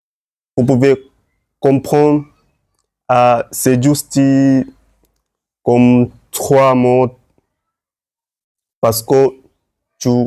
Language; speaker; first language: French; non-native, learner; Swahili